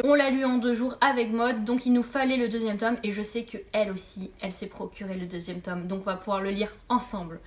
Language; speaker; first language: French; native; French